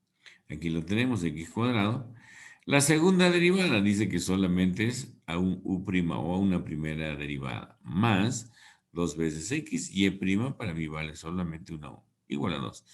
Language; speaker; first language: Spanish; native; Spanish